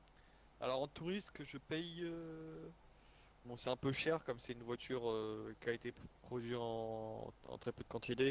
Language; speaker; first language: French; native; French